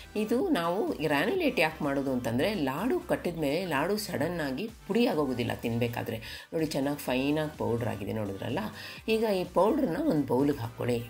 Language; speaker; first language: Kannada; non-native, local second language; Konkani